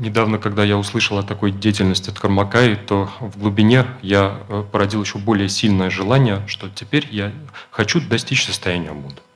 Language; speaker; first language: Russian; native; Russian